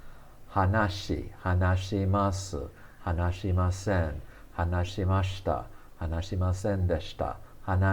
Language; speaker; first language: Japanese; non-native, fluent; English